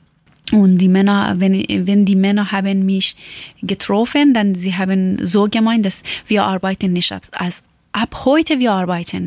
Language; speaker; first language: German; non-native, learner; Persian